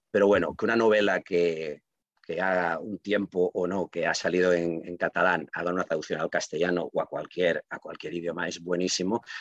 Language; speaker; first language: Spanish; non-native, local second language; Catalan